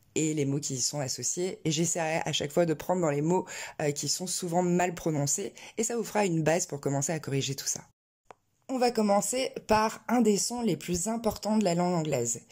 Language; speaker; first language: French; native; French